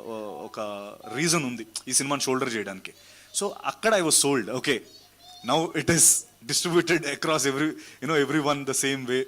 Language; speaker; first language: Telugu; native; Telugu